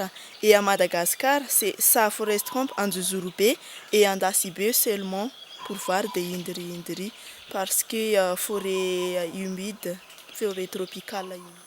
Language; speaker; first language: French; non-native, local second language; Malagasy